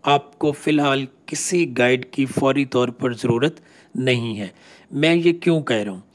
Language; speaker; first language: Urdu; non-native, local second language; Punjabi